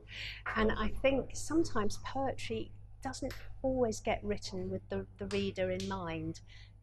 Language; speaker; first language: English; non-native, fluent; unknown